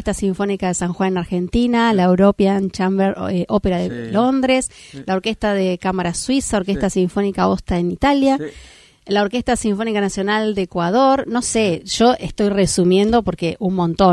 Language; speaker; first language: Spanish; native; Spanish